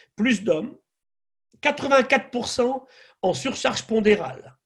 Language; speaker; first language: French; native; French